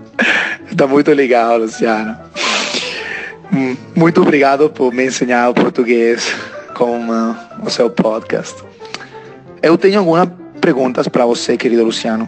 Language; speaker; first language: Portuguese; non-native, learner; Italian